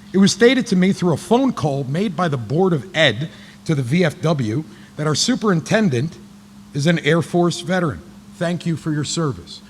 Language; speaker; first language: English; native; English